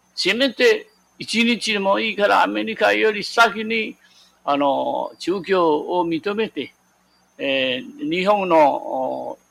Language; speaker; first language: Japanese; non-native, local second language; Min Nan Chinese